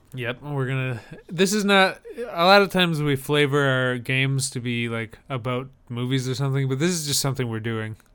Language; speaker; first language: English; native; English